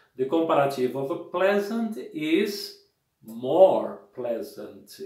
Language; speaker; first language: English; non-native, fluent; Portuguese